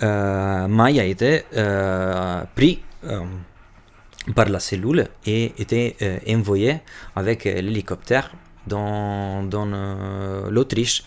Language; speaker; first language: French; non-native, fluent; Albanian